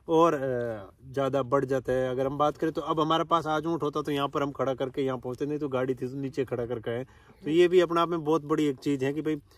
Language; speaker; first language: Hindi; native; Hindi